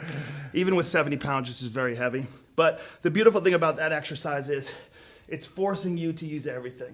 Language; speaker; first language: English; native; English